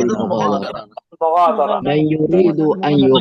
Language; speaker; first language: Arabic; non-native, learner; Bangla